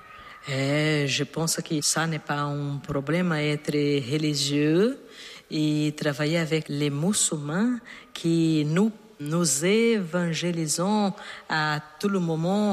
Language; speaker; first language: French; non-native, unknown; Portuguese